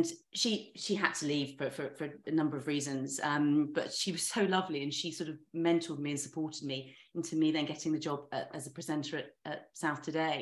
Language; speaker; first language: English; native; English